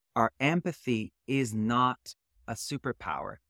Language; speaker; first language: English; early bilingual, other home language; Portuguese